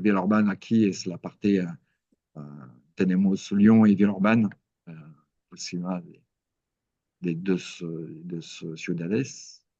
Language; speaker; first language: Spanish; non-native, learner; French